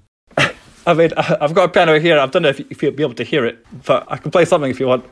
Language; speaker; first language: English; native; English